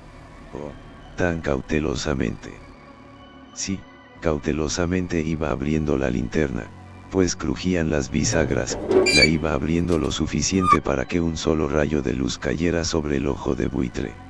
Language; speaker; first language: Spanish; native; Spanish